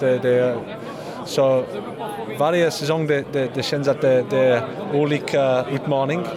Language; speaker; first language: Swedish; non-native, learner; English